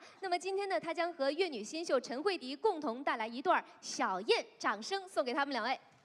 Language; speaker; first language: Chinese; native; Chinese